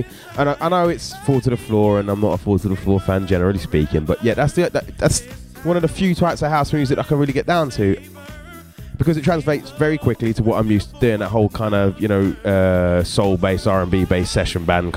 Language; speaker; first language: English; native; English